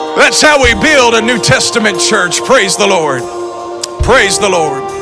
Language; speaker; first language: English; native; English